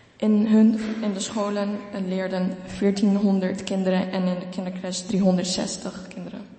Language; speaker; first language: Dutch; non-native, fluent; Ukrainian